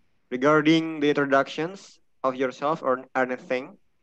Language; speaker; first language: English; non-native, fluent; Indonesian